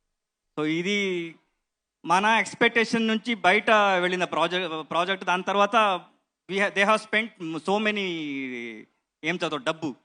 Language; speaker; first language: Telugu; non-native, learner; Kannada